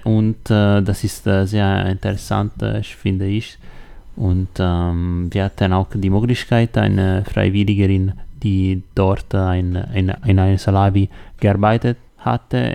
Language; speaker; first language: German; non-native, learner; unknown